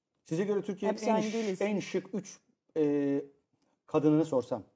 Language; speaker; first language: Turkish; native; Turkish